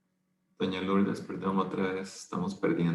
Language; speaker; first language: Spanish; native; Spanish